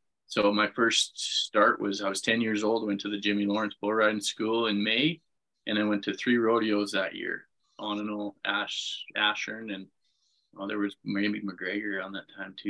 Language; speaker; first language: English; native; English